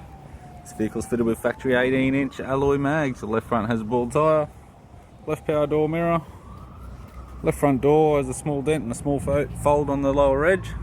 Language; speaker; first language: English; native; English